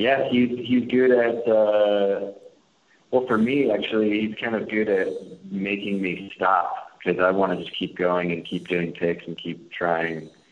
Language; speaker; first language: English; native; English